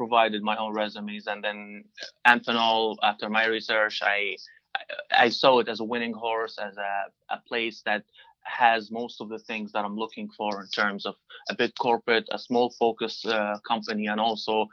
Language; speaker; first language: English; non-native, fluent; Arabic